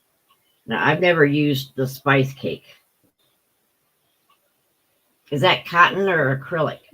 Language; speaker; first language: English; native; English